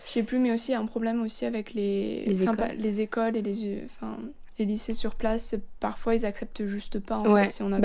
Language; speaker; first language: French; native; French